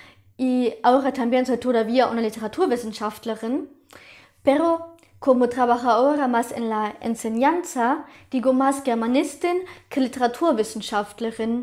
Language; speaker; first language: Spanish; non-native, fluent; German